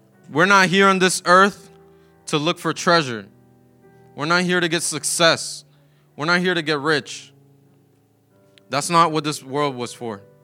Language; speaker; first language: English; early bilingual, other home language; Spanish